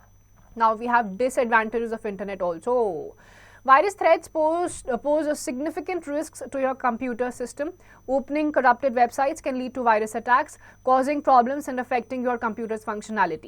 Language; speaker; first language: English; non-native, local second language; Hindi